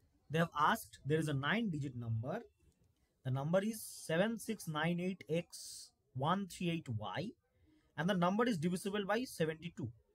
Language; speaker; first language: English; non-native, local second language; Bangla